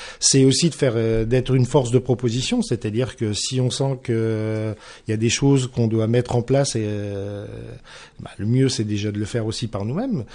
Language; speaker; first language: French; native; French